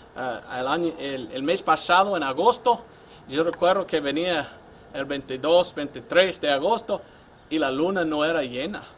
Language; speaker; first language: Spanish; non-native, fluent; English